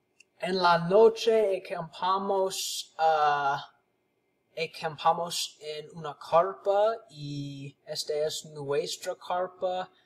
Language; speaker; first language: Spanish; non-native, learner; English